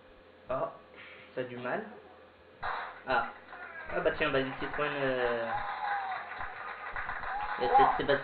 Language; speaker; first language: French; native; French